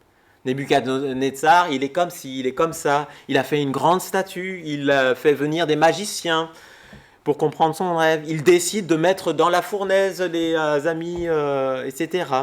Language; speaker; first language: French; native; French